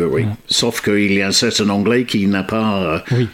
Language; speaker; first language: French; non-native, fluent; English